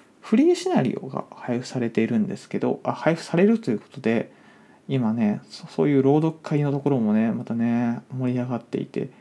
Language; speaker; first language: Japanese; native; Japanese